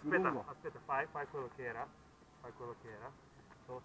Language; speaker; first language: Italian; non-native, fluent; Russian